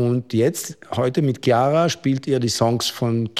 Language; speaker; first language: German; native; German